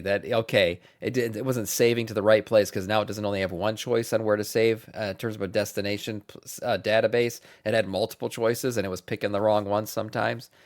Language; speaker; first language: English; native; English